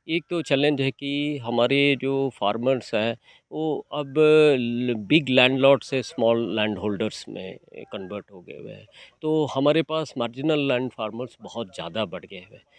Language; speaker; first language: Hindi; non-native, local second language; Odia